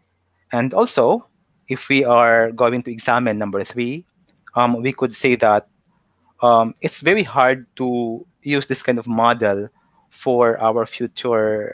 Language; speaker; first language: English; non-native, local second language; Cebuano